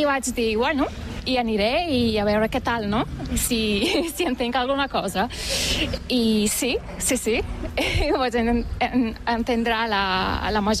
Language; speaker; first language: Catalan; non-native, fluent; Turkish